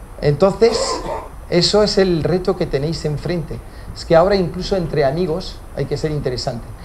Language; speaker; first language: Spanish; early bilingual, heritage; Spanish